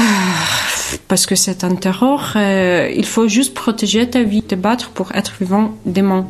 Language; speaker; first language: French; non-native, fluent; Ukrainian